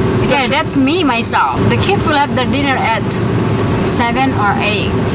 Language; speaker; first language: English; non-native, fluent; Indonesian